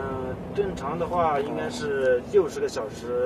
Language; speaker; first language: Chinese; native; Chinese